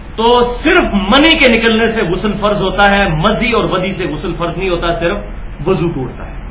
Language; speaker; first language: Urdu; non-native, local second language; Punjabi